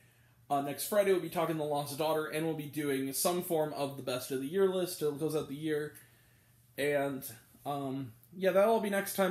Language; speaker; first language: English; native; English